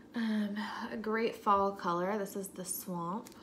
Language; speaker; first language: English; native; English